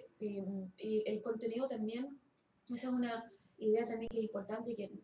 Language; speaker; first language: Spanish; early bilingual, heritage; Spanish